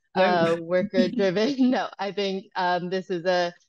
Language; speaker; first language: English; native; English